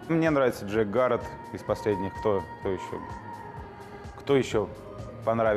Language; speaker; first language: Russian; native; Russian